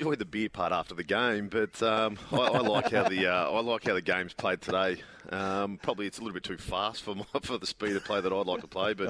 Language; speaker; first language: English; native; English